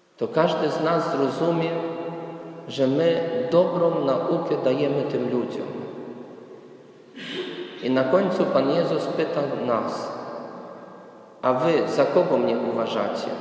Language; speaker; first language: Polish; non-native, fluent; Ukrainian